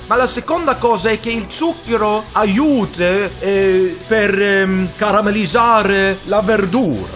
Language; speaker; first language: Italian; non-native, learner; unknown